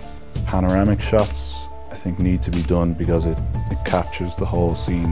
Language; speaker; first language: English; native; English